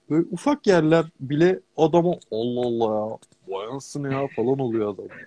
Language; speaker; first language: Turkish; native; Turkish